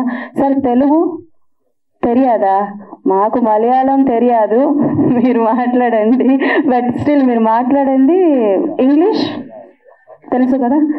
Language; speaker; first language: Telugu; native; Telugu